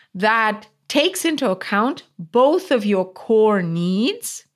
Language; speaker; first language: English; non-native, local second language; Tamil